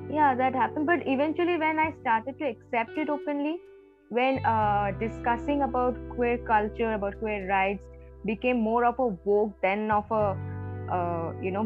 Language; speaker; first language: English; non-native, local second language; Bangla